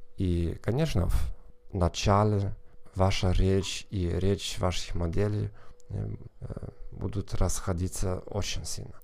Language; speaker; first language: Russian; non-native, fluent; German